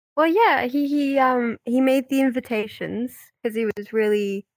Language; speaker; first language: English; non-native, fluent; Dutch